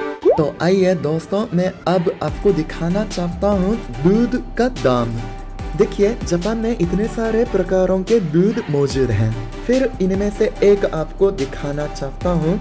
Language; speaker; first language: Hindi; non-native, fluent; Japanese